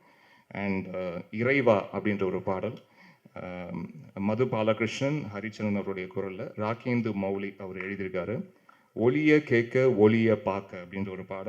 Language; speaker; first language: Tamil; native; Tamil